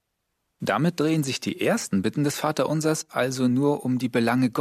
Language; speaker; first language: German; native; German